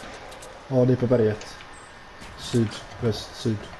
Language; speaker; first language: Swedish; early bilingual, other home language; Turkish